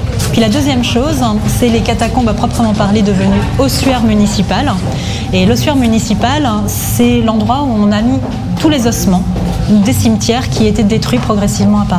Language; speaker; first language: French; native; French